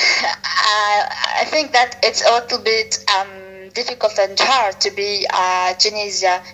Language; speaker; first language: English; non-native, fluent; Arabic